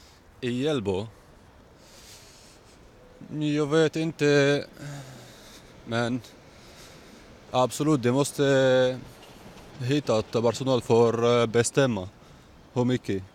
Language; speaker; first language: Swedish; non-native, learner; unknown